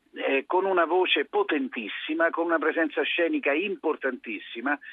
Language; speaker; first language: Italian; native; Italian